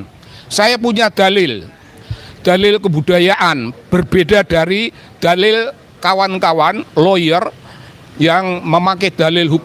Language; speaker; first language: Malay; non-native, local second language; Javanese